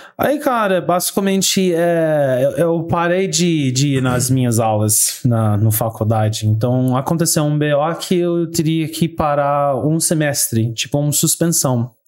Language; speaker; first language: Portuguese; non-native, fluent; English